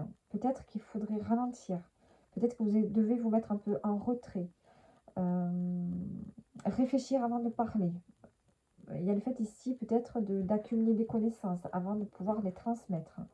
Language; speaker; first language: French; native; French